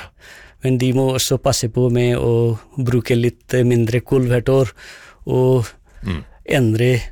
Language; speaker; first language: Norwegian; non-native, fluent; Nepali